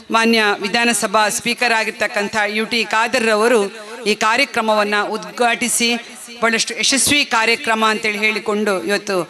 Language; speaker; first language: Kannada; native; Kannada